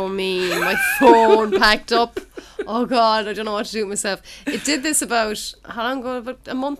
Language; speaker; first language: English; native; English